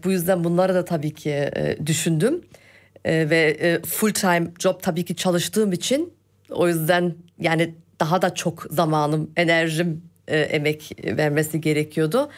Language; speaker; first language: Turkish; early bilingual, heritage; Turkish